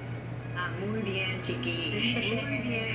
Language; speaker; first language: Spanish; early bilingual, heritage; Spanish